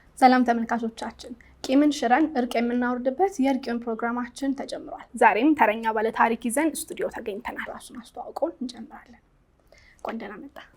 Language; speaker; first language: Amharic; native; Amharic